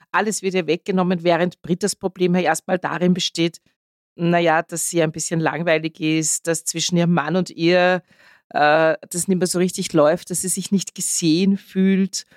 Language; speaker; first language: German; native; German